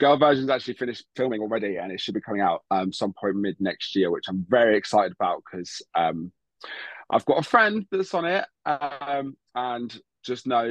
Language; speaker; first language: English; native; English